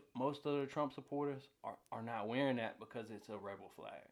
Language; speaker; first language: English; native; English